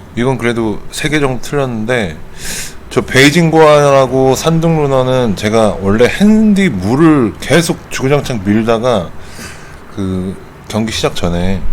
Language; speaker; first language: Korean; native; Korean